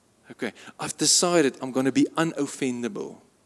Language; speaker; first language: English; non-native, local second language; Afrikaans